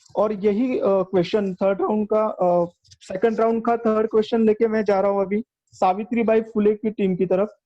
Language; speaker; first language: Hindi; non-native, local second language; Marathi